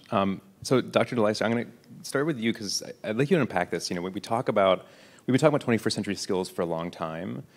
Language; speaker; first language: English; native; English